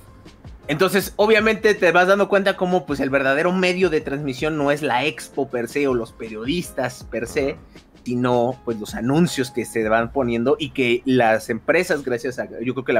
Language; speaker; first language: Spanish; native; Spanish